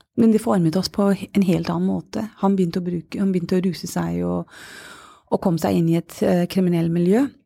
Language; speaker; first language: Norwegian; non-native, fluent; English